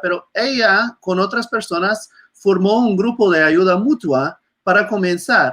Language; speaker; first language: Spanish; non-native, fluent; English